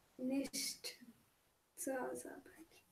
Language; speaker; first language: German; non-native, learner; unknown